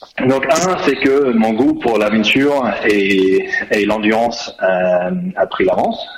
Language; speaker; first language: French; non-native, fluent; English